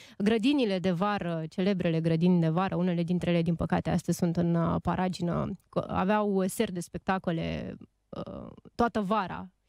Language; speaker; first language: Romanian; native; Romanian